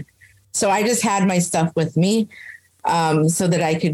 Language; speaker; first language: English; native; English